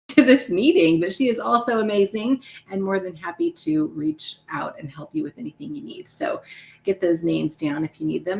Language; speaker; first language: English; native; English